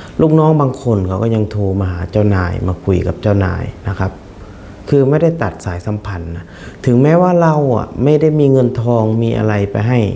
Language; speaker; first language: Thai; non-native, fluent; Khmer